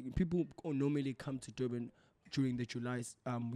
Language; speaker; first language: English; non-native, local second language; Zulu